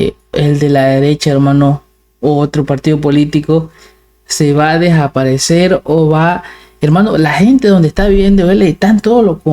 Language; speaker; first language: Spanish; native; Spanish